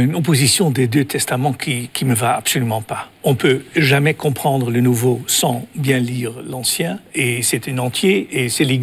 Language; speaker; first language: French; non-native, fluent; Dutch